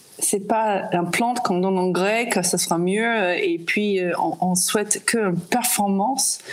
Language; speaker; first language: French; non-native, fluent; English